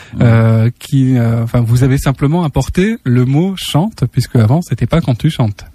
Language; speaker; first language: French; native; French